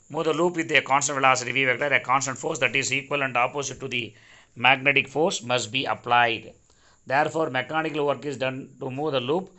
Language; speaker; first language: English; non-native, local second language; Tamil